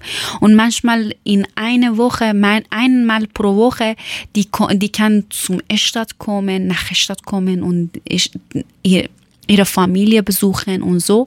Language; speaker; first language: German; non-native, learner; Persian